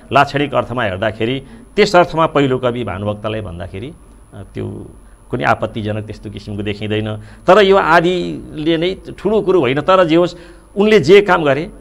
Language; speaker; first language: Nepali; native; Nepali